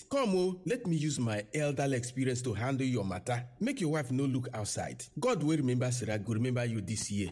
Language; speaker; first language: Nigerian Pidgin; non-native, local second language; Yoruba